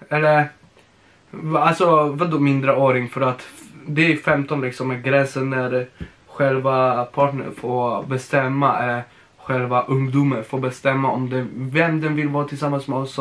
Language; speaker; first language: Swedish; non-native, fluent; Polish